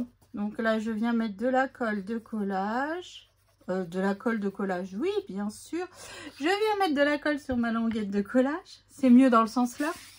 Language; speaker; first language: French; native; French